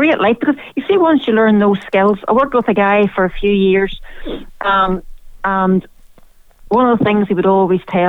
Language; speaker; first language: English; native; English